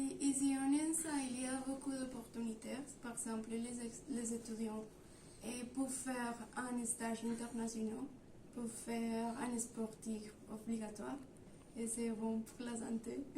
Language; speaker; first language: French; non-native, learner; Spanish